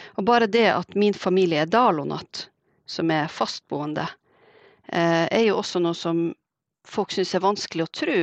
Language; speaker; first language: Norwegian; native; Norwegian